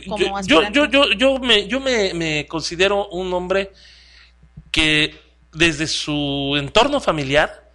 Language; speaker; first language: Spanish; native; Spanish